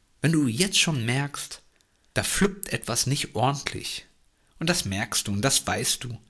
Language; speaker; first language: German; native; German